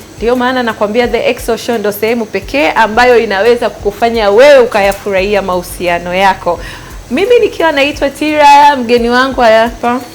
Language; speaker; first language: Swahili; native; Swahili